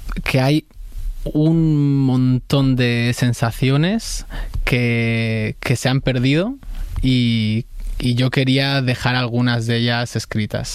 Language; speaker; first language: Spanish; native; Spanish